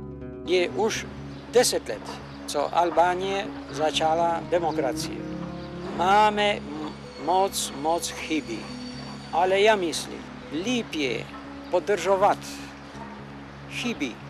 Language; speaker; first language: Slovak; non-native, fluent; Albanian